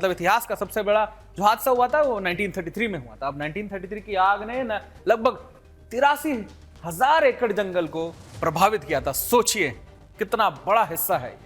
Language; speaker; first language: Hindi; native; Hindi